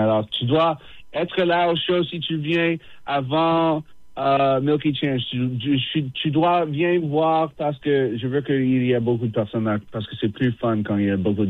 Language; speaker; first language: French; non-native, fluent; English